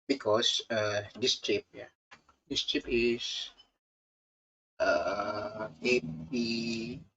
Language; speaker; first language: English; non-native, learner; Indonesian